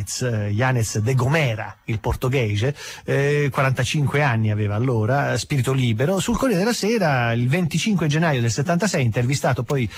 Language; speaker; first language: Italian; native; Italian